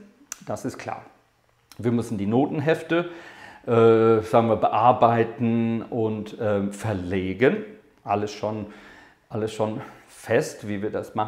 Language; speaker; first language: German; non-native, fluent; English